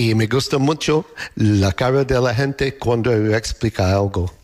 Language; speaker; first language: Spanish; non-native, fluent; English